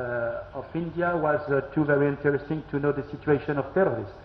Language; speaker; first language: English; non-native, learner; French